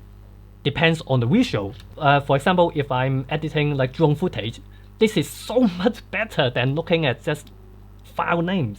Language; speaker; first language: English; non-native, fluent; Cantonese